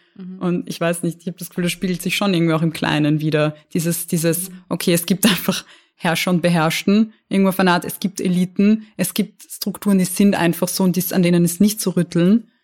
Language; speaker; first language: German; native; German